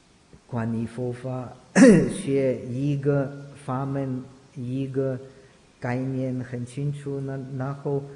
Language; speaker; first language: Chinese; non-native, fluent; Czech